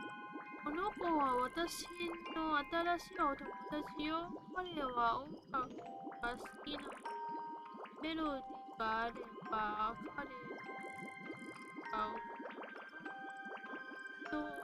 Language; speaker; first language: Japanese; non-native, learner; Chinese